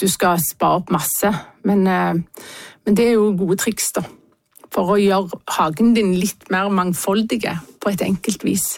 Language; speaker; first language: Norwegian; native; Norwegian